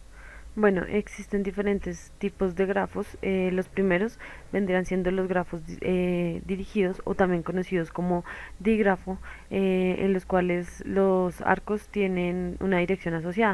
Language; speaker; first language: Spanish; native; Spanish